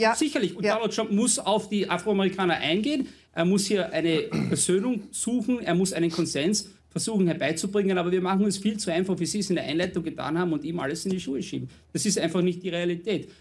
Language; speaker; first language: German; non-native, fluent; English